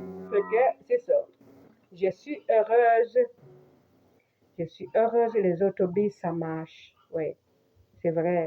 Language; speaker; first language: French; non-native, fluent; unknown